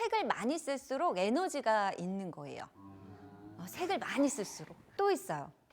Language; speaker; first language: Korean; native; Korean